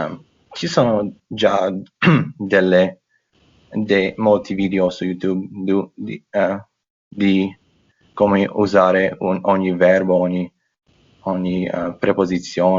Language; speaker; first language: Italian; non-native, fluent; English